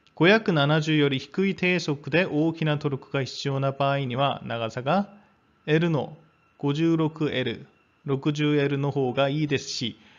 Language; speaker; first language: Japanese; non-native, fluent; Korean